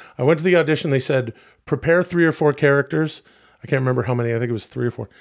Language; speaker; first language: English; native; English